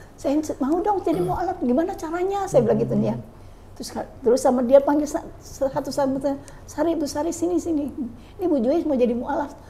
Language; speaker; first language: Indonesian; native; Indonesian